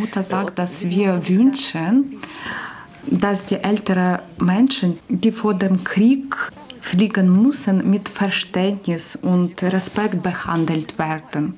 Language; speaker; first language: German; non-native, learner; Ukrainian